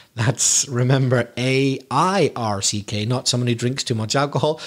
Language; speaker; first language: English; native; English